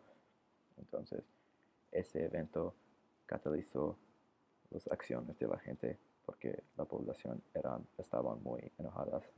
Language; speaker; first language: Spanish; non-native, learner; English